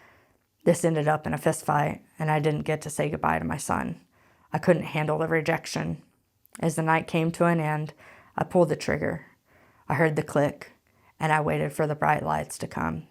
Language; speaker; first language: English; native; English